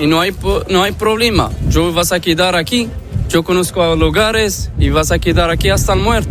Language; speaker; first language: Spanish; non-native, learner; Arabic